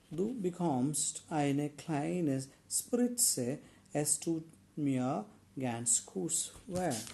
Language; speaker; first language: German; non-native, learner; Malayalam